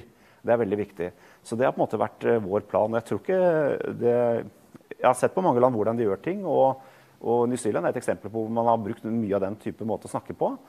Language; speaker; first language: Norwegian; native; Norwegian